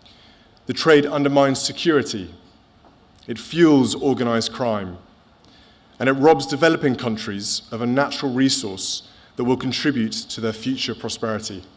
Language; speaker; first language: English; native; English